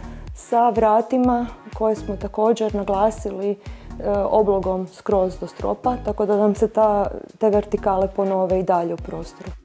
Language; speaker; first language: Croatian; native; Croatian